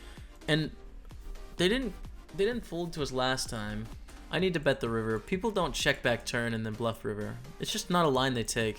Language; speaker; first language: English; native; English